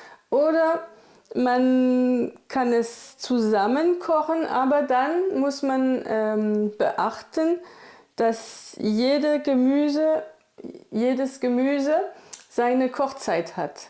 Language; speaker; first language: German; non-native, fluent; French